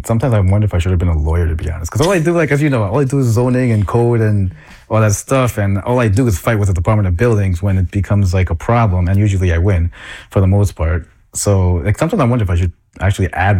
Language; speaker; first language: English; non-native, local second language; Spanish